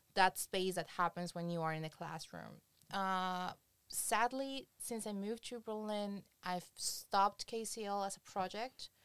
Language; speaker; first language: English; non-native, fluent; Spanish